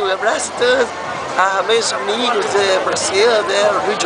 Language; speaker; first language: Portuguese; non-native, learner; Spanish